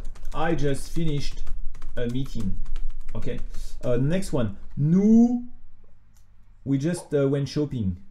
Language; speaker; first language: English; non-native, fluent; French